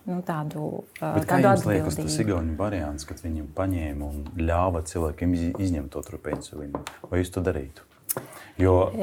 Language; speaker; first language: Latvian; non-native, local second language; Russian